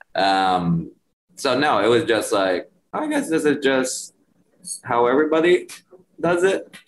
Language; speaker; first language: English; early bilingual, other home language; Spanish